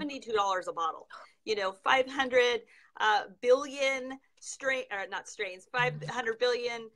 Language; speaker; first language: English; native; English